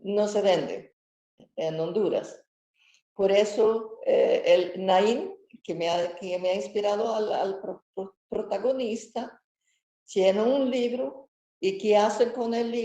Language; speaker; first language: Spanish; non-native, fluent; Swedish